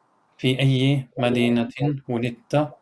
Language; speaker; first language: Arabic; non-native, learner; Norwegian